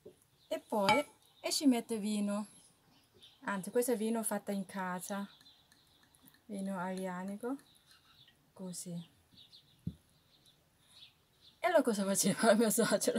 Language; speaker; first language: Italian; non-native, learner; Thai